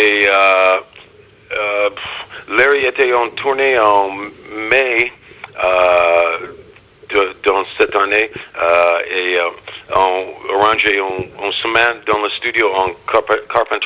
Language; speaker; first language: French; non-native, learner; English